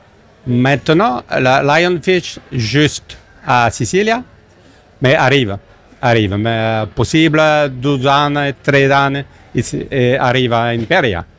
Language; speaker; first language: Italian; non-native, learner; English